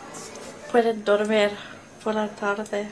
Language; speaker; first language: Spanish; non-native, learner; English